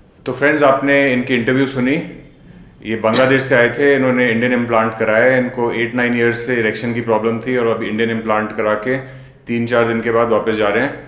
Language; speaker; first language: Hindi; native; Hindi